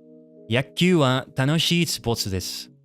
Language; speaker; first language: Japanese; non-native, learner; English